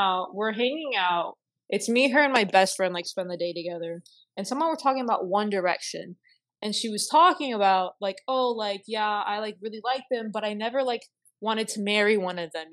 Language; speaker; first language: English; native; English